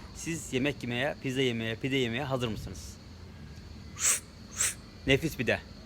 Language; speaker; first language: Turkish; native; Turkish